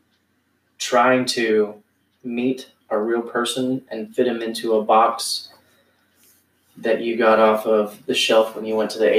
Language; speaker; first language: English; native; English